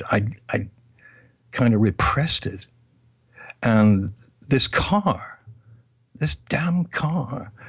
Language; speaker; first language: English; native; English